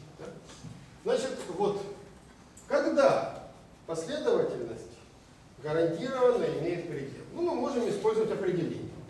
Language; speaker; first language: Russian; native; Russian